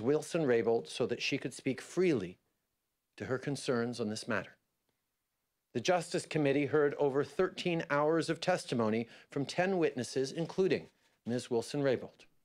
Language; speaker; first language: English; native; English